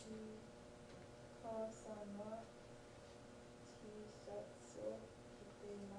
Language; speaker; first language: Japanese; non-native, learner; English